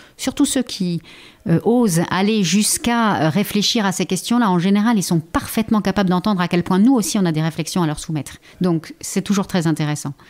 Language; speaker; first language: French; native; French